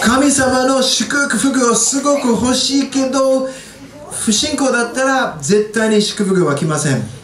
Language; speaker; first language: Japanese; non-native, fluent; English